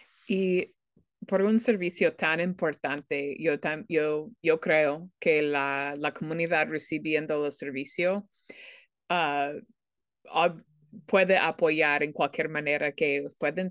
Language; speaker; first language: Spanish; non-native, learner; English